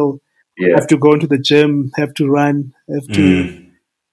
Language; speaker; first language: English; non-native, local second language; Xhosa